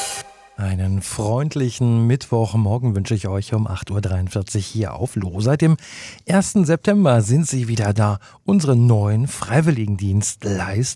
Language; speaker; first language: German; native; German